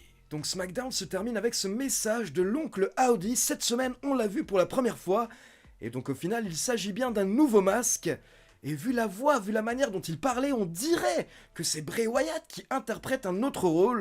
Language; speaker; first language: French; native; French